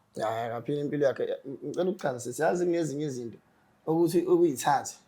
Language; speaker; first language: Zulu; native; Zulu